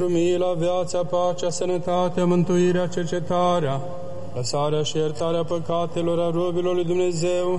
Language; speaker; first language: Romanian; native; Romanian